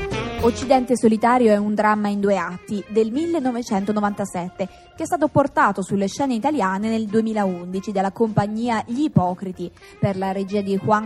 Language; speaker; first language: Italian; native; Italian